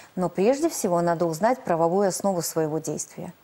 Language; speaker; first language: Russian; native; Russian